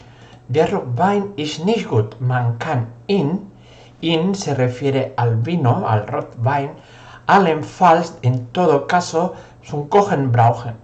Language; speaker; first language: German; non-native, fluent; Spanish